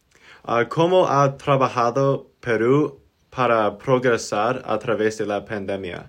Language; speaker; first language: Spanish; non-native, learner; English